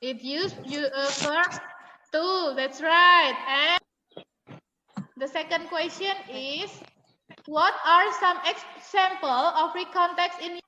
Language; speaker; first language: English; non-native, fluent; Indonesian